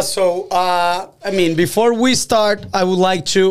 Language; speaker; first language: English; non-native, fluent; Portuguese